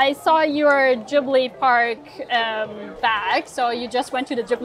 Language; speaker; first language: English; non-native, fluent; Japanese